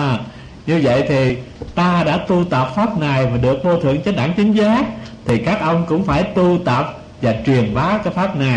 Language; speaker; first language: Vietnamese; native; Vietnamese